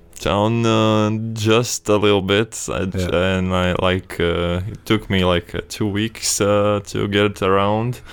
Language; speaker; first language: English; non-native, fluent; Latvian